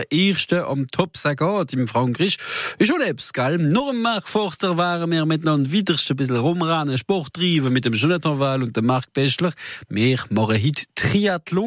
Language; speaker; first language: German; native; German